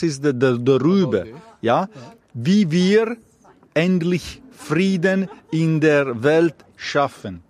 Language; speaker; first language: German; non-native, learner; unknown